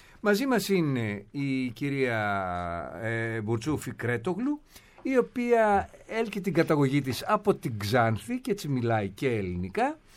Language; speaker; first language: Greek; native; Greek